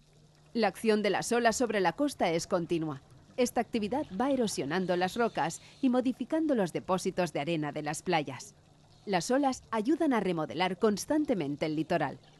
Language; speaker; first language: Spanish; native; Spanish